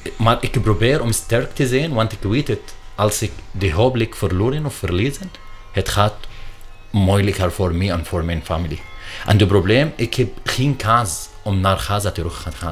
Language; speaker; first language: Dutch; non-native, learner; Arabic